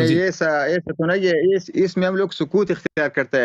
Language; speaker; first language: Urdu; non-native, fluent; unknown